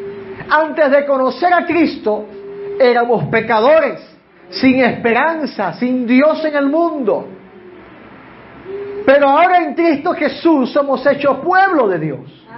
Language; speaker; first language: Spanish; native; Spanish